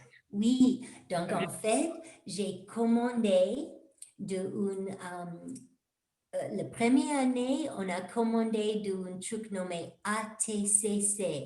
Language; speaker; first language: French; non-native, fluent; English